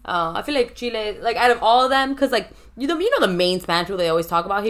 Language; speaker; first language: English; early bilingual, other home language; Spanish